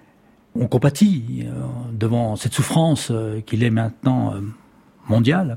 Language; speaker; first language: French; native; French